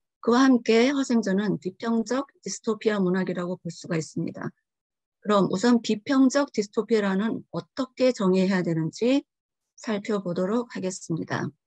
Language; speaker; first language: Korean; early bilingual, heritage; Korean